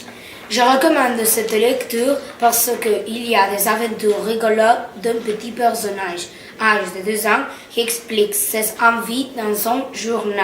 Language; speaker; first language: French; non-native, learner; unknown